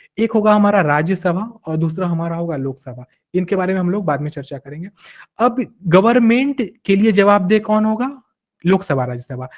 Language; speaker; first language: Hindi; native; Hindi